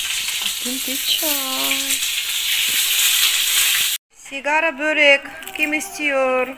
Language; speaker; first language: Turkish; non-native, learner; Russian